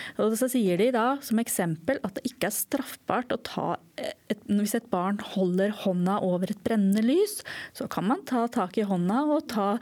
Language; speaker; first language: Norwegian; native; Norwegian